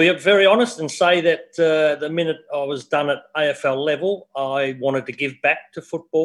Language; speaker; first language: English; native; English